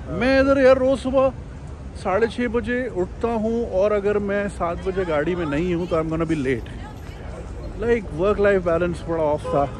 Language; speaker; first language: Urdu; native; Urdu